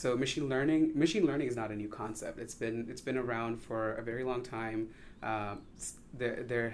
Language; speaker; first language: English; non-native, local second language; Tamil